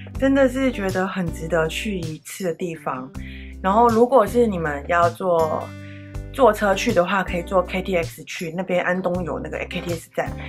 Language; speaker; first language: Chinese; native; Chinese